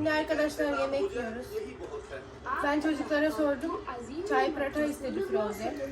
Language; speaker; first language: Turkish; non-native, fluent; Urdu